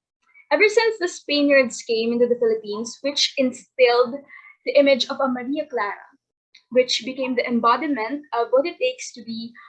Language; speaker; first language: English; non-native, local second language; Filipino